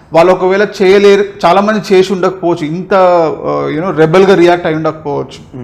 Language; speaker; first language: Telugu; native; Telugu